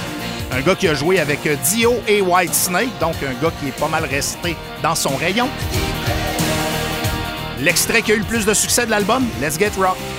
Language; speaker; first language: French; native; French